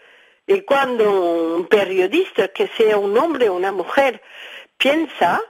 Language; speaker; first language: Spanish; early bilingual, heritage; Spanish